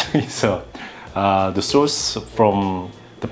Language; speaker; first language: English; non-native, learner; Korean